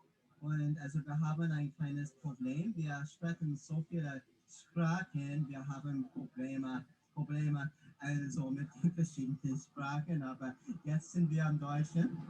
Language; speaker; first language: German; non-native, fluent; English